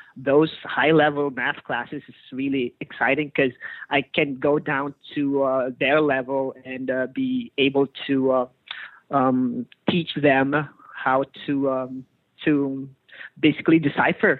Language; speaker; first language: English; non-native, local second language; Filipino